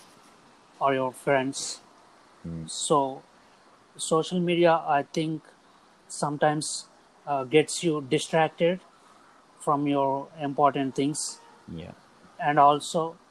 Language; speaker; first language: English; non-native, local second language; Telugu